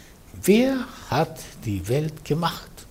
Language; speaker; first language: German; non-native, fluent; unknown